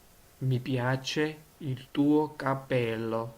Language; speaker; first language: Italian; non-native, learner; Georgian